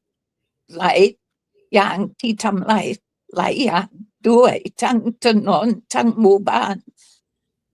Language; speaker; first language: Thai; non-native, fluent; English